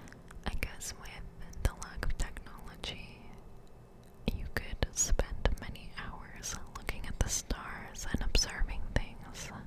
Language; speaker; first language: English; native; English